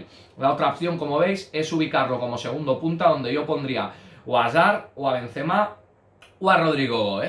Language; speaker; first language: Spanish; native; Spanish